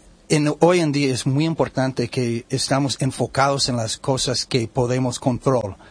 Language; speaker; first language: Spanish; non-native, learner; English